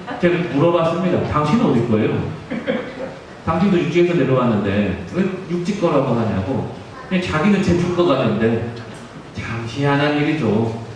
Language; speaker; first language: Korean; native; Korean